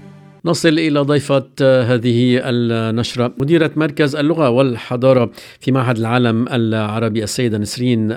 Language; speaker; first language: Arabic; native; Arabic